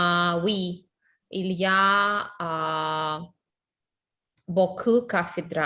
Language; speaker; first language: French; non-native, learner; Russian